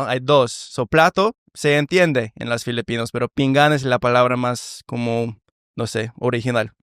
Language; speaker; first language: Spanish; non-native, fluent; English